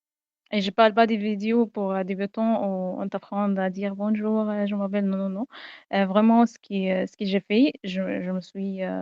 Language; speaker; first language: French; non-native, fluent; Arabic